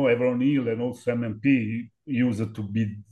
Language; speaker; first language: English; non-native, learner; Italian